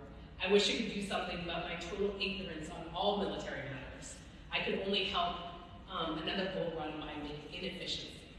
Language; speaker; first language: English; native; English